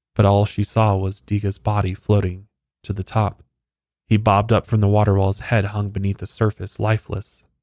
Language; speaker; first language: English; native; English